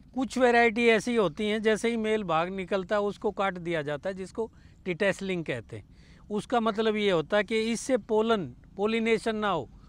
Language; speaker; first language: Hindi; native; Hindi